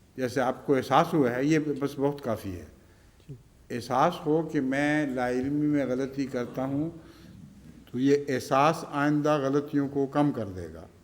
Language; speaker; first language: Urdu; native; Urdu